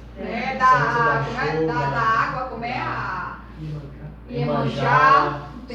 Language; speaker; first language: Portuguese; native; Portuguese